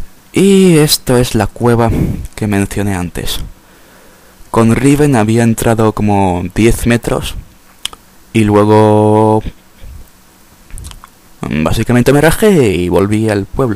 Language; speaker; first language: Spanish; native; Spanish